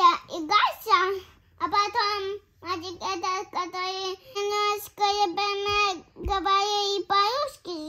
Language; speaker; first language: Russian; early bilingual, heritage; Russian